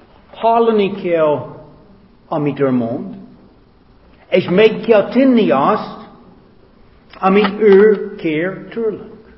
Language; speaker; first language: Hungarian; non-native, fluent; English